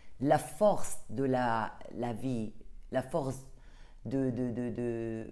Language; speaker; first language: French; non-native, learner; Arabic